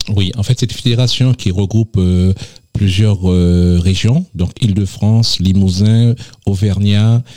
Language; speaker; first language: French; native; French